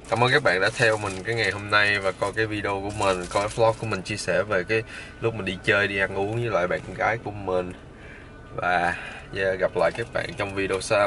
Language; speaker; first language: Vietnamese; early bilingual, other home language; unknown